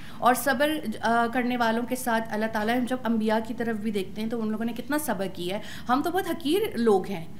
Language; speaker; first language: Urdu; native; Urdu